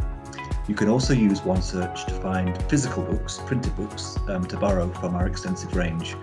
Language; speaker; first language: English; native; English